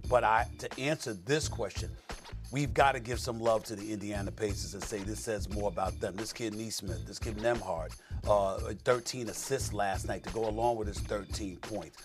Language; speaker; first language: English; native; English